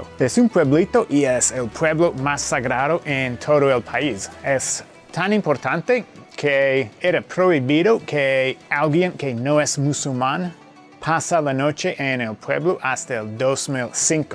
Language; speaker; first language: Spanish; non-native, fluent; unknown